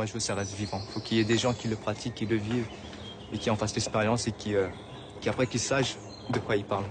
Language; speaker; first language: French; native; French